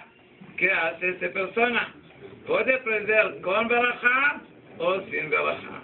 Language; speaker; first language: Spanish; non-native, learner; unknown